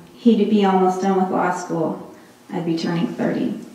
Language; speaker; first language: English; early bilingual, other home language; Hindi